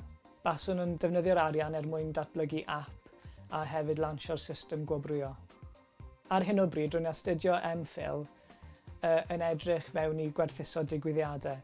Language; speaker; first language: Welsh; native; Welsh